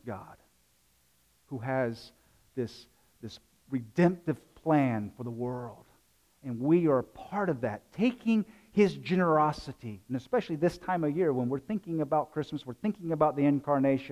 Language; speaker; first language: English; native; English